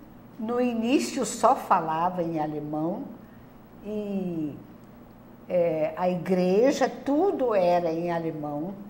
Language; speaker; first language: Portuguese; non-native, local second language; German